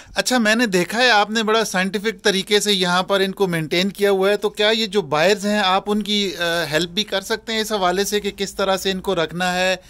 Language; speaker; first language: Urdu; non-native, local second language; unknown